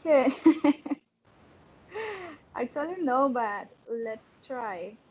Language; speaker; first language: English; non-native, learner; Spanish